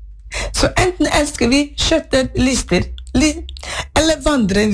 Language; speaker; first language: Norwegian; non-native, learner; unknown